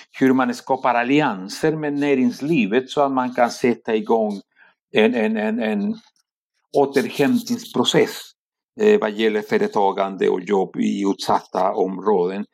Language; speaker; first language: Swedish; non-native, fluent; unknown